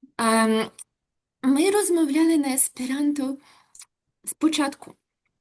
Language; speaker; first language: Ukrainian; non-native, local second language; Russian